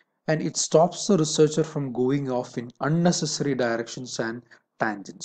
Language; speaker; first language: English; non-native, local second language; Malayalam